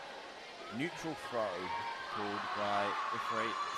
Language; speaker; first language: English; native; English